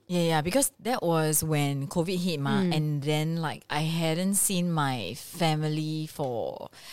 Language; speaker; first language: English; native; English